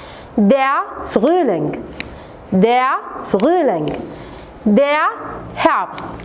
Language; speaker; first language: German; non-native, fluent; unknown